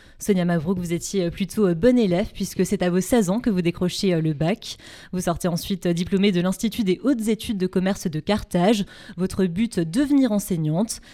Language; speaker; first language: French; native; French